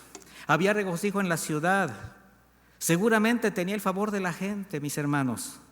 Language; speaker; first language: Spanish; native; Spanish